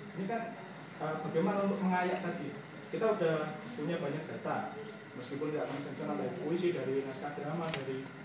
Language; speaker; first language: Indonesian; native; Indonesian